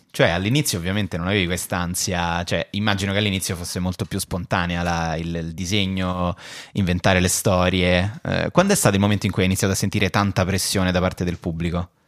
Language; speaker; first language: Italian; native; Italian